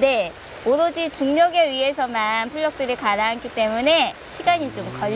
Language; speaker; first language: Korean; native; Korean